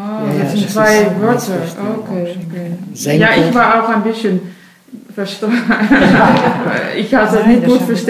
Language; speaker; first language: German; non-native, learner; Dutch